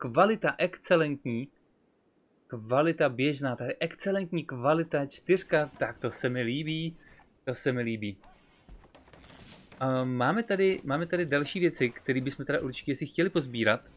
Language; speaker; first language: Czech; native; Czech